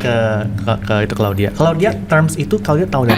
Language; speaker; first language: Indonesian; native; Indonesian